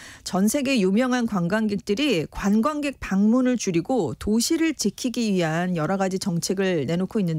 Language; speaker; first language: Korean; native; Korean